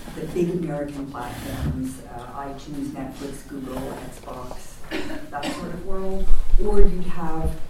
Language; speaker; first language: English; native; English